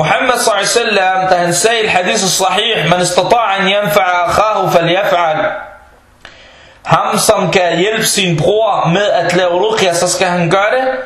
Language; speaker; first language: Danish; early bilingual, other home language; Arabic